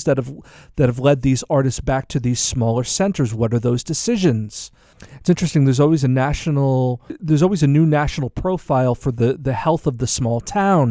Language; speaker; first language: English; native; English